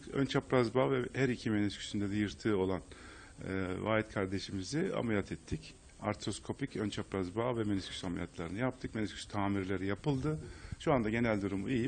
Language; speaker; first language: Turkish; native; Turkish